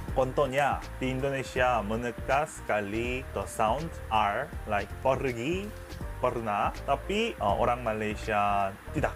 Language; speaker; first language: Malay; non-native, learner; Korean